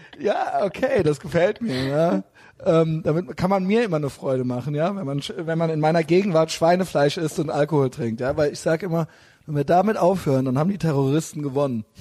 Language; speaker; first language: German; native; German